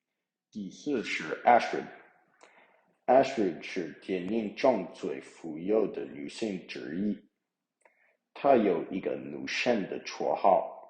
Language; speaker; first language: Chinese; non-native, learner; English